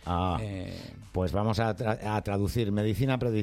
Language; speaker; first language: Spanish; native; Spanish